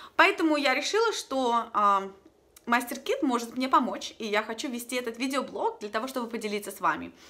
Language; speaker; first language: Russian; native; Russian